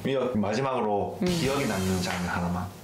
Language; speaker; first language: Korean; native; Korean